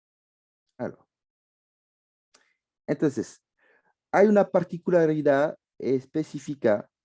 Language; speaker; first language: Spanish; non-native, fluent; French